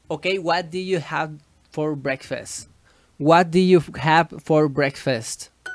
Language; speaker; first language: English; non-native, learner; Spanish